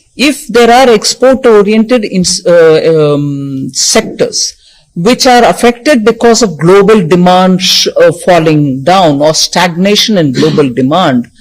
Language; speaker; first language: English; non-native, local second language; Tamil